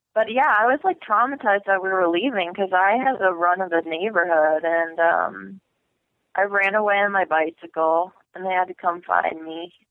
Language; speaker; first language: English; native; English